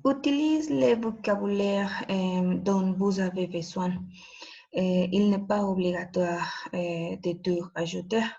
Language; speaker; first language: French; non-native, fluent; Spanish